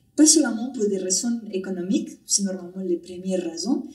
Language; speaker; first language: French; non-native, fluent; Spanish